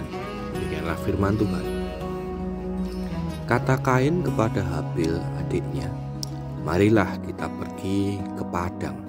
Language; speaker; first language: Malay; non-native, local second language; Javanese